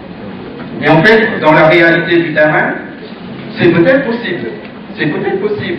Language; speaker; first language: French; non-native, fluent; Thai